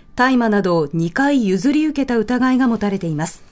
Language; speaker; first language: Japanese; native; Japanese